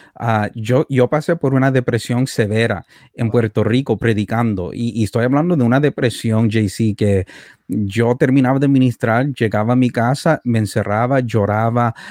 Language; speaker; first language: Spanish; early bilingual, heritage; Spanish